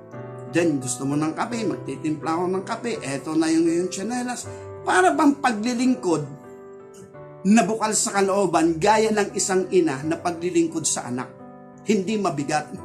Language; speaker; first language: Filipino; native; Filipino